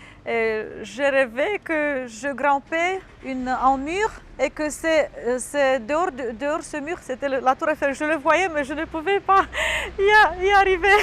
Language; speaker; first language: French; non-native, fluent; Romanian